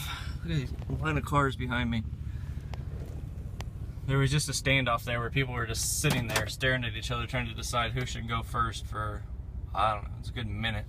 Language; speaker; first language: English; native; English